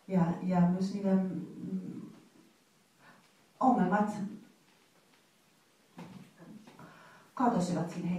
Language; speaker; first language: Finnish; non-native, fluent; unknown